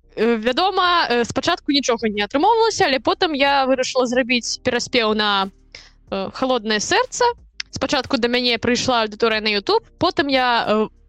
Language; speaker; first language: Belarusian; non-native, local second language; Russian